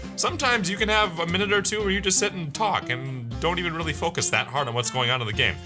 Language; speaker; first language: English; native; English